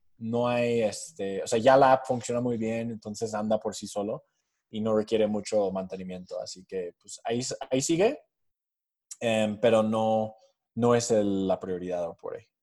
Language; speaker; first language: Spanish; non-native, fluent; English